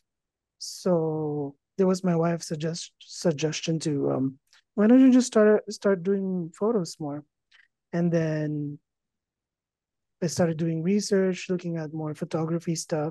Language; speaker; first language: English; non-native, local second language; Filipino